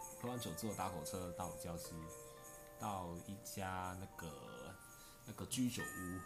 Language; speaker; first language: Chinese; non-native, local second language; Cantonese